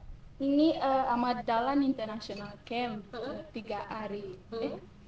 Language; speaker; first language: Indonesian; non-native, learner; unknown